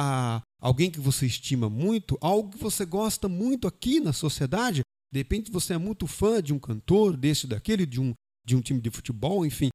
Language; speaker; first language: Portuguese; native; Portuguese